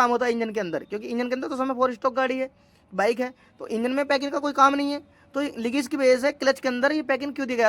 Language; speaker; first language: Hindi; native; Hindi